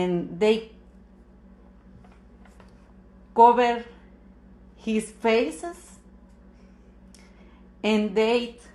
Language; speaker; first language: English; non-native, learner; Spanish